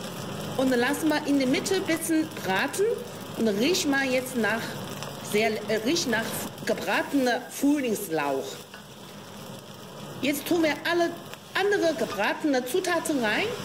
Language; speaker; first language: German; non-native, learner; Chinese